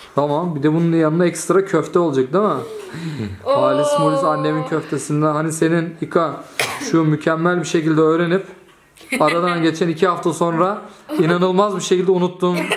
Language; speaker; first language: Turkish; native; Turkish